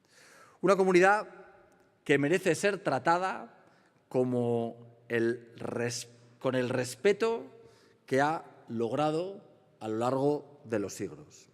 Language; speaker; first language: Spanish; native; Spanish